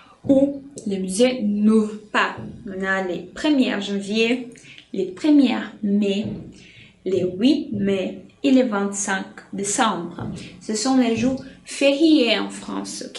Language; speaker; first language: French; non-native, fluent; Portuguese